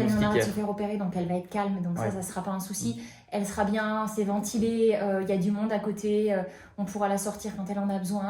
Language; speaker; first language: French; native; French